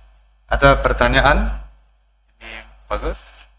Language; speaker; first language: Indonesian; non-native, learner; English